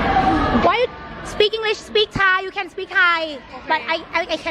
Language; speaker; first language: English; non-native, fluent; Thai